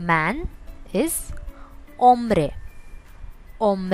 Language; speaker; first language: Spanish; non-native, fluent; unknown